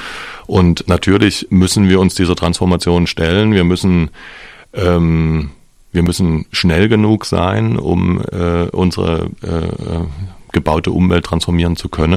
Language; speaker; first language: German; native; German